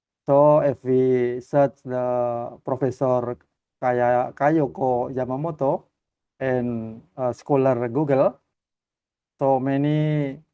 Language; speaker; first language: English; non-native, learner; Indonesian